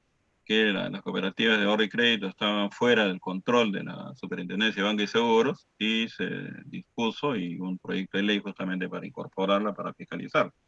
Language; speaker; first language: Spanish; native; Spanish